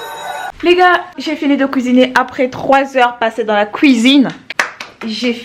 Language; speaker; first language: French; native; French